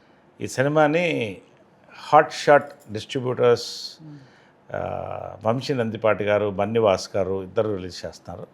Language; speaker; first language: Telugu; native; Telugu